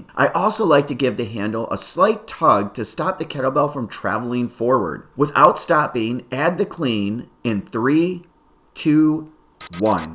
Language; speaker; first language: English; native; English